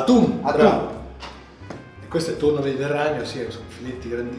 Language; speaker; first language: Italian; native; Italian